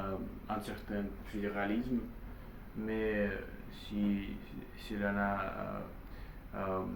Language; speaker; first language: French; non-native, learner; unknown